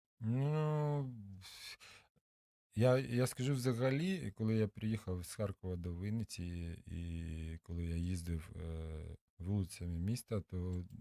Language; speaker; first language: Ukrainian; non-native, local second language; Russian